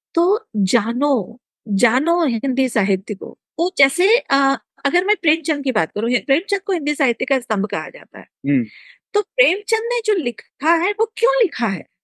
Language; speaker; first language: Hindi; native; Hindi